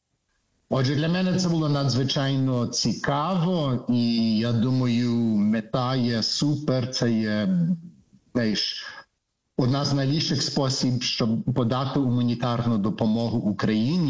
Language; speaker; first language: Ukrainian; early bilingual, heritage; Ukrainian